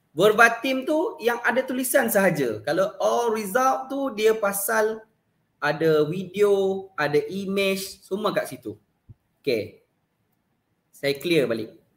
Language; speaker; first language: Malay; native; Malay